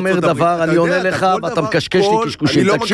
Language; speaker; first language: Hebrew; native; Hebrew